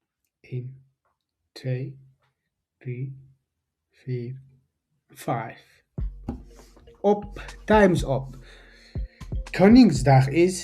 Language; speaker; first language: Norwegian; non-native, fluent; Tigrinya